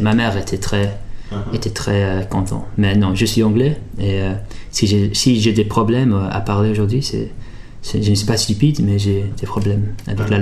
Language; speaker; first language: French; early bilingual, heritage; English